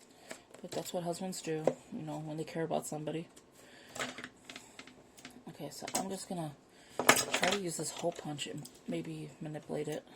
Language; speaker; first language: English; native; English